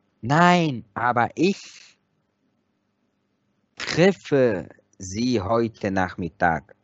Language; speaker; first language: German; non-native, fluent; Arabic